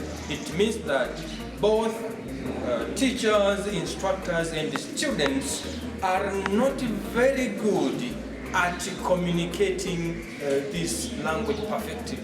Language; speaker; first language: English; non-native, local second language; Swahili